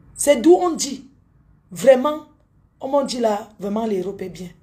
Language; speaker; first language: French; native; French